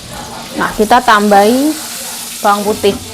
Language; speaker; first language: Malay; non-native, local second language; Javanese